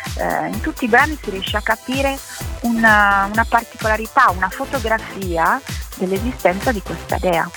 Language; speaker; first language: Italian; native; Italian